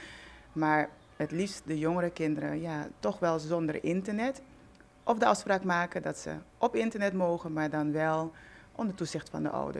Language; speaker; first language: Dutch; native; Dutch